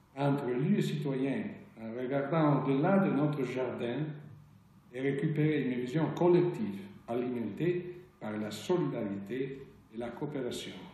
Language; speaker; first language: French; non-native, local second language; Italian